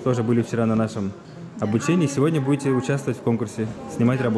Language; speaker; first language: Russian; native; Russian